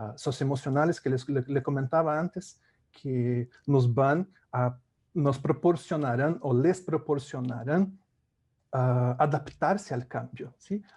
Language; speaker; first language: Spanish; non-native, fluent; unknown